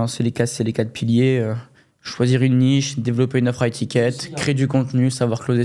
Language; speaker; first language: French; native; French